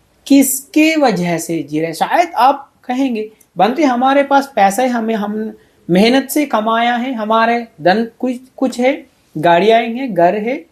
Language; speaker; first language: Hindi; non-native, fluent; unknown